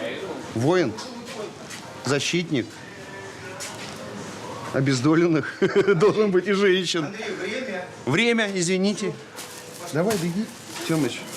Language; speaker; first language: Russian; native; Russian